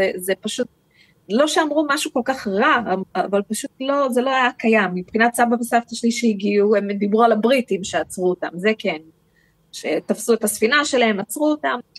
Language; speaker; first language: Hebrew; early bilingual, other home language; English